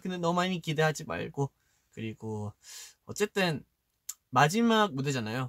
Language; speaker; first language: Korean; early bilingual, heritage; Korean